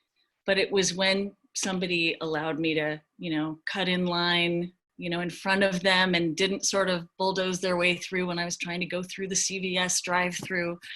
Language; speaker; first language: English; native; English